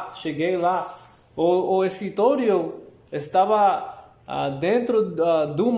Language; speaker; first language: Portuguese; non-native, learner; Spanish